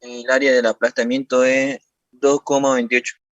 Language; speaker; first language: Spanish; native; Spanish